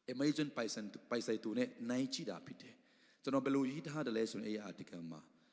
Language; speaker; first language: Burmese; non-native, local second language; Tedim Chin